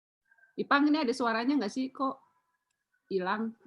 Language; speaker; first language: Indonesian; native; Indonesian